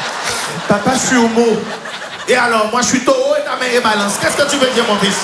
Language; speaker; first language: French; native; French